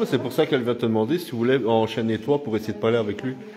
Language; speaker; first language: French; native; French